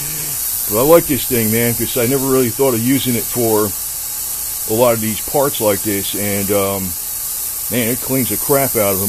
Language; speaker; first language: English; native; English